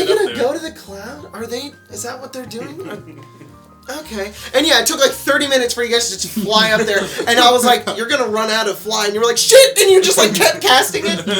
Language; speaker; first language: English; native; English